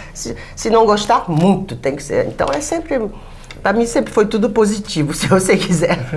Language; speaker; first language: Portuguese; non-native, fluent; French